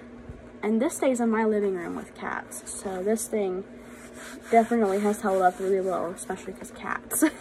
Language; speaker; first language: English; native; English